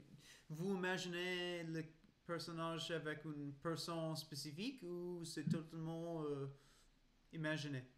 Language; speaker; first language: French; non-native, learner; English